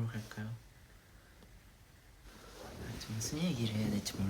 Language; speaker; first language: Korean; non-native, fluent; Japanese